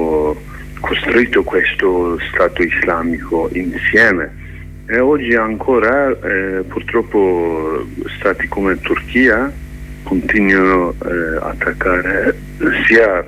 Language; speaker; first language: Italian; non-native, learner; Kurdish